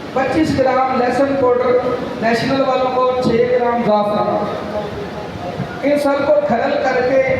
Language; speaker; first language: Urdu; non-native, local second language; Punjabi